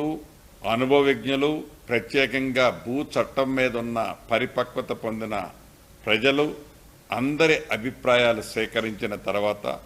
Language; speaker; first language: Telugu; native; Telugu